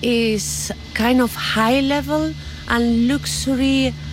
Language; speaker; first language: English; non-native, learner; Spanish